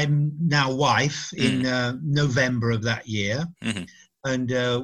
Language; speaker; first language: English; native; English